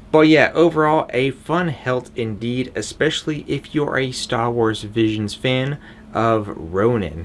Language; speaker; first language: English; native; English